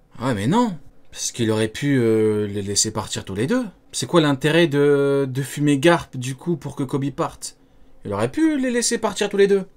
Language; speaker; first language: French; native; French